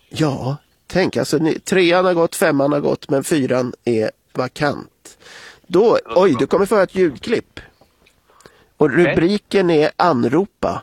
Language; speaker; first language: Swedish; native; Swedish